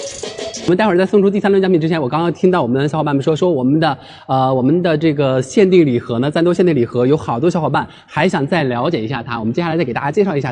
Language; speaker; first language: Chinese; native; Chinese